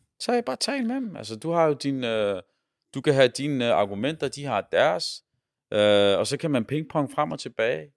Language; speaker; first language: Danish; early bilingual, other home language; Arabic